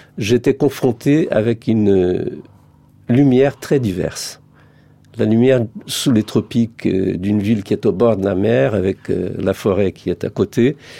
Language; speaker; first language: French; non-native, fluent; Portuguese